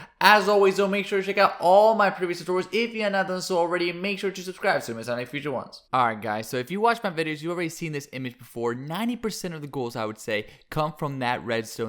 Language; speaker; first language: English; native; English